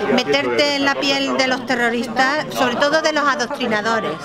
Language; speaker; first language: Spanish; native; Spanish